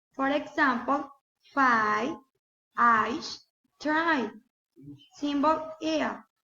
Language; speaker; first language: English; non-native, learner; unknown